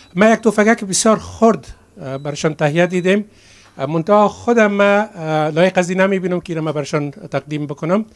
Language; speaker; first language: Persian; native; Persian